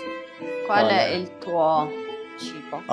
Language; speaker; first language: Italian; non-native, learner; Amharic